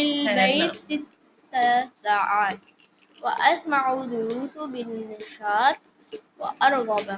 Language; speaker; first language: Arabic; non-native, learner; Urdu